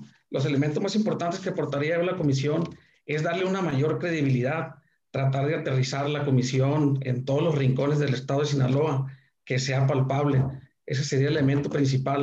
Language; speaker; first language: Spanish; native; Spanish